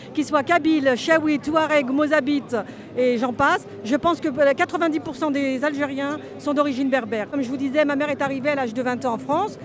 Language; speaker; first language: French; early bilingual, other home language; Kabyle